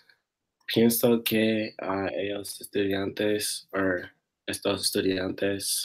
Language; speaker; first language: Spanish; non-native, learner; English